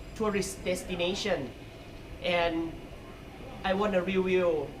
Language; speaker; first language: English; non-native, learner; Thai